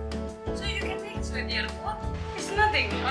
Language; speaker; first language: English; non-native, learner; Indonesian